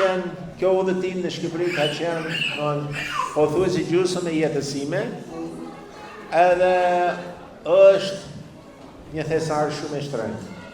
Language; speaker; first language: Albanian; non-native, fluent; English